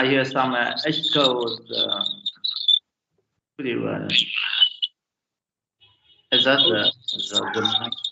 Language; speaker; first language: English; non-native, learner; Vietnamese